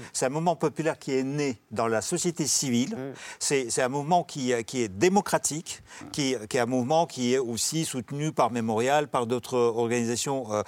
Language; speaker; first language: French; non-native, fluent; Russian